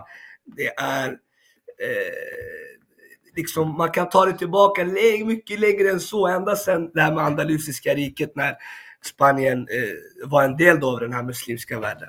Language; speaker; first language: Swedish; early bilingual, other home language; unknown